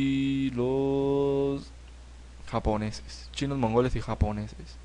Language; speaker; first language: Spanish; native; Spanish